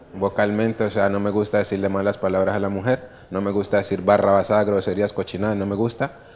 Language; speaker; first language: Spanish; early bilingual, other home language; Italian